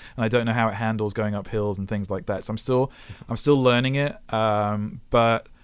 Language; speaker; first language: English; native; English